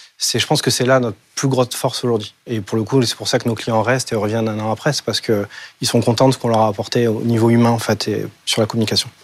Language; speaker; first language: French; native; French